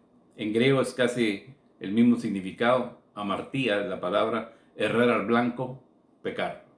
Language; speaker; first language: Spanish; native; Spanish